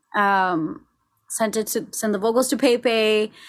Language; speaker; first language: English; non-native, fluent; Spanish